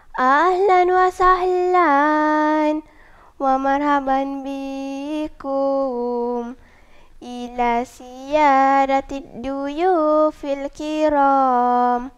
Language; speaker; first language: Arabic; non-native, learner; Malay